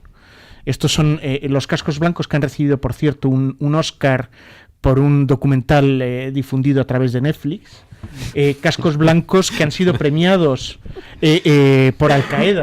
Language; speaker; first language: Spanish; native; Spanish